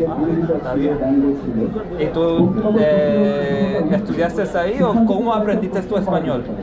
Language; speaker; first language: Spanish; early bilingual, heritage; Spanish